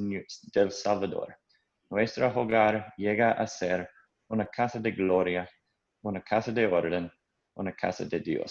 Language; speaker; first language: Spanish; non-native, learner; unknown